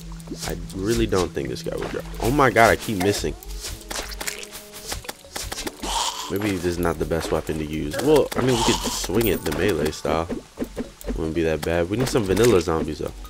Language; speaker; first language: English; native; English